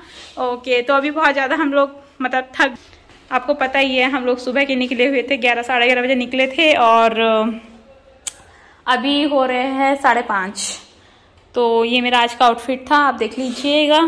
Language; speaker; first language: Hindi; native; Hindi